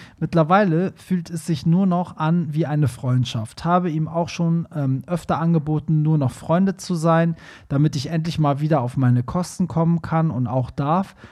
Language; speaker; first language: German; early bilingual, other home language; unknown